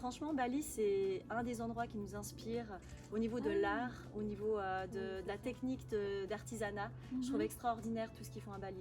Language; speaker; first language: French; native; French